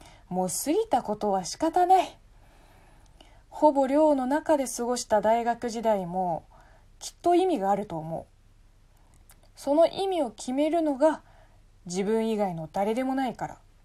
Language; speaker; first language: Japanese; non-native, fluent; Chinese